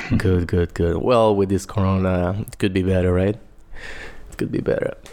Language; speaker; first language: English; non-native, fluent; Portuguese